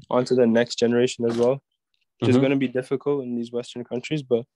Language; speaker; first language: English; native; English